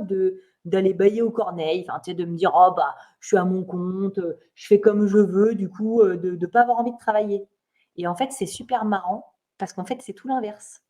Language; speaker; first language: French; native; French